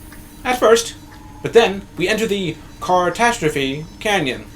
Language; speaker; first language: English; native; English